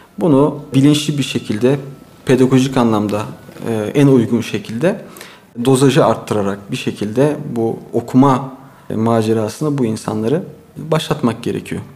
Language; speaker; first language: Turkish; native; Turkish